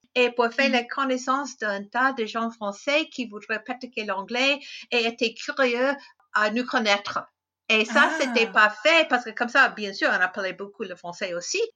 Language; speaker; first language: French; non-native, fluent; English